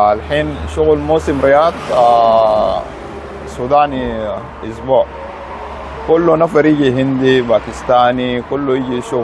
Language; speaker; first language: Arabic; non-native, learner; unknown